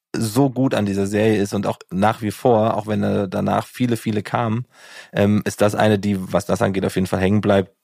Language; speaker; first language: German; native; German